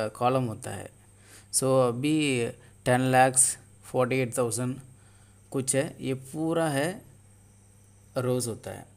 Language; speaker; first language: Hindi; non-native, local second language; Tamil